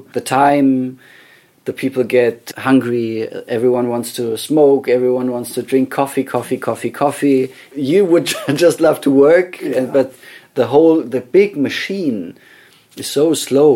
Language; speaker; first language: English; non-native, fluent; German